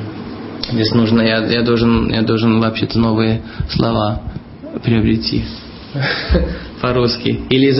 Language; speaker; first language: Russian; early bilingual, heritage; Russian